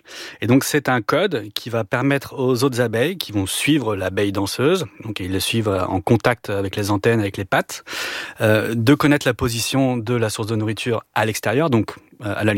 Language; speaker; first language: French; native; French